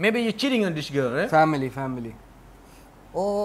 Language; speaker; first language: English; non-native, learner; Indonesian